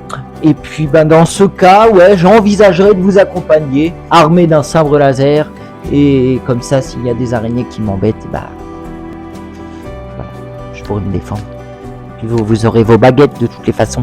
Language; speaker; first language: French; native; French